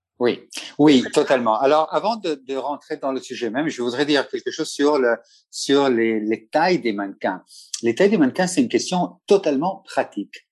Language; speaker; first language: French; non-native, fluent; Italian